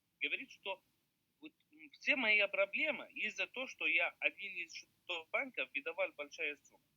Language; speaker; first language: Russian; non-native, learner; Arabic